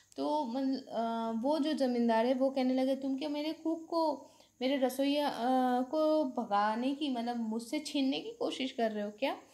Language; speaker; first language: Hindi; non-native, local second language; Bangla